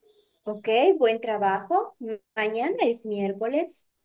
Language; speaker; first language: Spanish; non-native, fluent; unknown